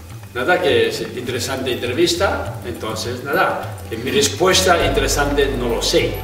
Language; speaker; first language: Spanish; non-native, fluent; Tibetan